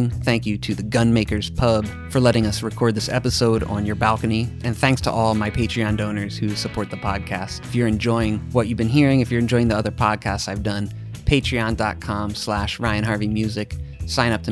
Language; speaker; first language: English; native; English